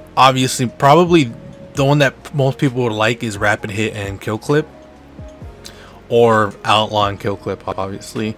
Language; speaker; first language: English; native; English